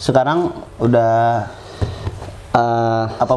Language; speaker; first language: Indonesian; native; Indonesian